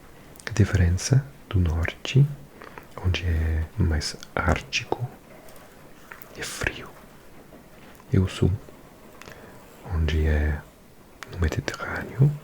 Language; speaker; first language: Portuguese; non-native, learner; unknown